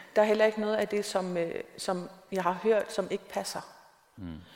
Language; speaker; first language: Danish; non-native, local second language; Kalaallisut